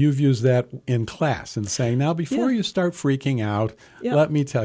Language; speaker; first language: English; native; English